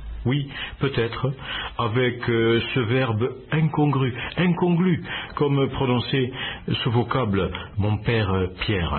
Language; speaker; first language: French; native; French